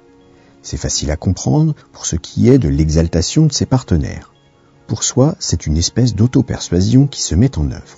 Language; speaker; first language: French; native; French